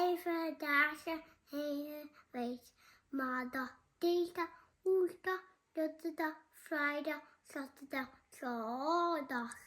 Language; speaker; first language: Dutch; early bilingual, other home language; Filipino